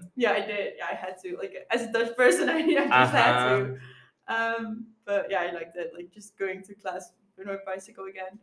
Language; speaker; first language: English; non-native, fluent; Dutch